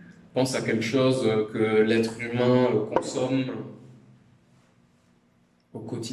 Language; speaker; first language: French; native; French